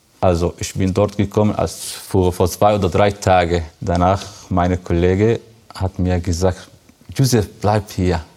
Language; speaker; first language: German; non-native, learner; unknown